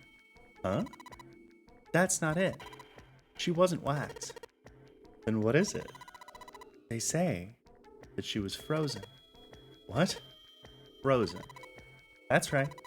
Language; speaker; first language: English; native; English